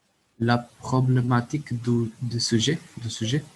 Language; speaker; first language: French; non-native, learner; Portuguese